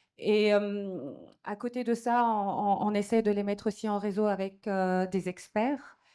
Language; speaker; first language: French; non-native, local second language; Arabic